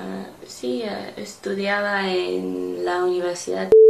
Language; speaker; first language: Spanish; non-native, learner; English